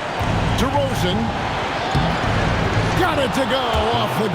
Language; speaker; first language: English; native; English